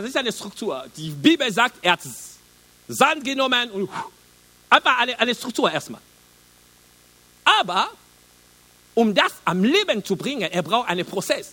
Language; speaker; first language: German; non-native, learner; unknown